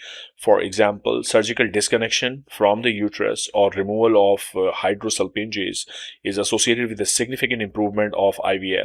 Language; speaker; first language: English; non-native, local second language; Urdu